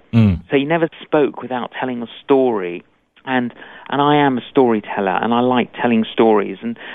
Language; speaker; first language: English; native; English